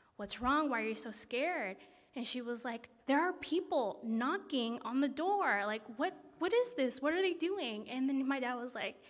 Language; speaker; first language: English; native; English